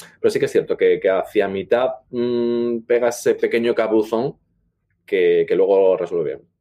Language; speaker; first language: Spanish; native; Spanish